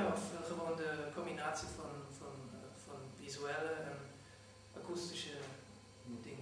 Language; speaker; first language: Dutch; non-native, fluent; German